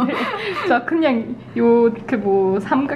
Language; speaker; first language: Korean; non-native, fluent; Danish